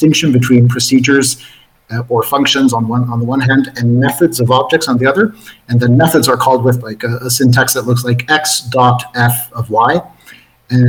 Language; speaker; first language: English; non-native, fluent; Spanish